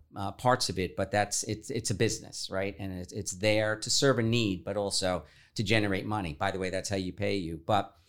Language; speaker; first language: English; native; English